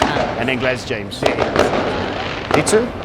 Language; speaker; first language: Spanish; non-native, learner; English